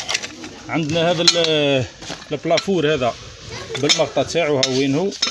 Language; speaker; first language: Arabic; native; Arabic